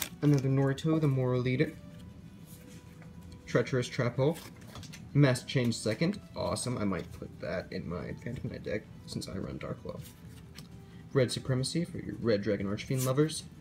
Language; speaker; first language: English; native; English